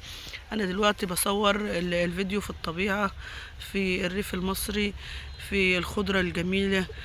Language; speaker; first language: Arabic; native; Arabic